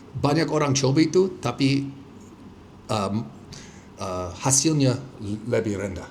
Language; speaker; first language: Indonesian; non-native, fluent; English